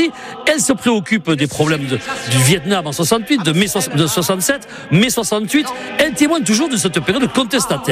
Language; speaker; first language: French; native; French